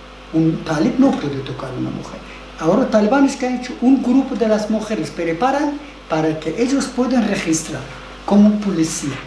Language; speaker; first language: Spanish; non-native, learner; Persian